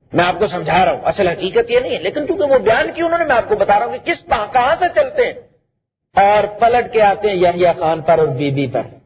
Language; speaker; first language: Urdu; non-native, local second language; Punjabi